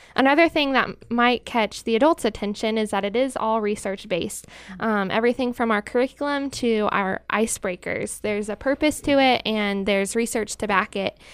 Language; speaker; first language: English; native; English